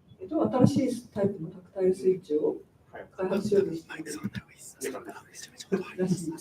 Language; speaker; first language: Japanese; non-native, learner; Chinese